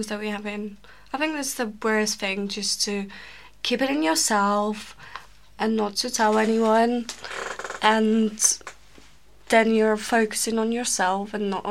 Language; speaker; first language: English; non-native, fluent; Polish